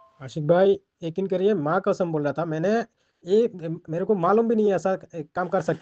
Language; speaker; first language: Hindi; non-native, learner; Bangla